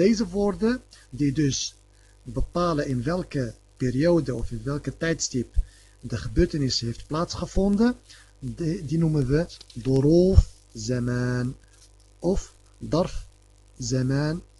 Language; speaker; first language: Dutch; early bilingual, other home language; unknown